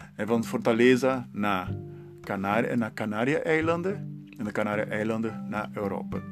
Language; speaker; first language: Dutch; non-native, learner; Portuguese